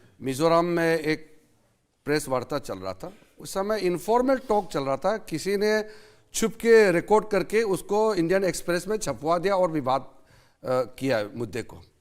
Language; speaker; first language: Hindi; non-native, local second language; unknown